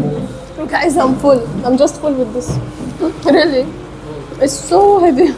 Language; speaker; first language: English; non-native, local second language; Arabic